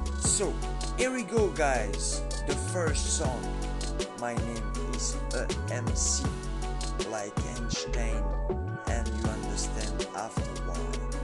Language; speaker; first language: English; non-native, learner; French